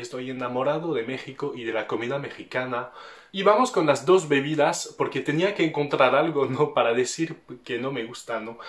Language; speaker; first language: Spanish; non-native, fluent; French